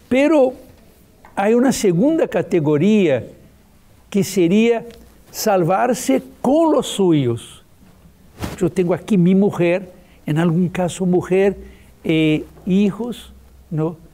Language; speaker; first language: Spanish; non-native, fluent; Portuguese